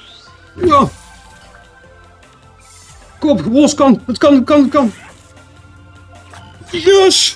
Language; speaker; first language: Dutch; native; Dutch